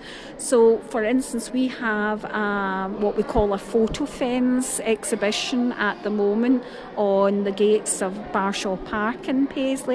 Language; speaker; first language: English; native; English